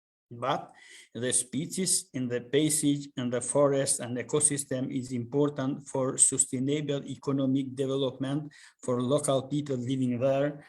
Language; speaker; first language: English; non-native, learner; Albanian